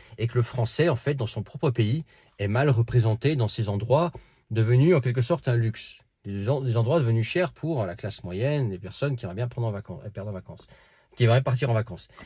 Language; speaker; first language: French; early bilingual, other home language; Dutch